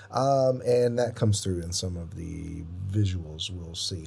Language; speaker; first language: English; native; English